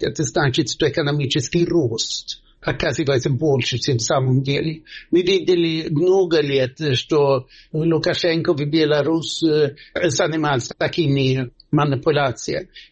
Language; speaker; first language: Russian; non-native, fluent; Swedish